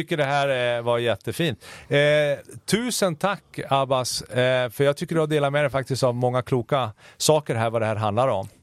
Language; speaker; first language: Swedish; native; Swedish